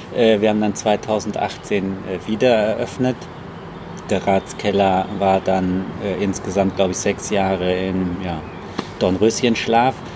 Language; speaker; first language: German; native; German